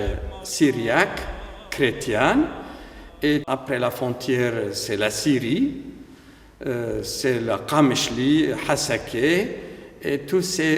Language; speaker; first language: French; non-native, fluent; Aramaic